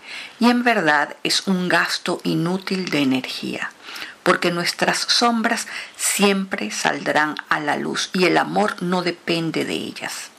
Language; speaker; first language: Spanish; native; Spanish